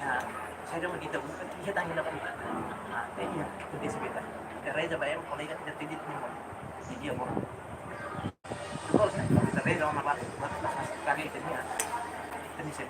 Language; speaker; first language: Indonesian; non-native, local second language; Tetum